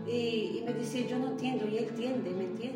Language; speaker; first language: Spanish; non-native, learner; Arabic